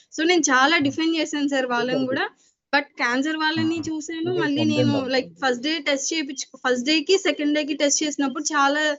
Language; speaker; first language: Telugu; native; Telugu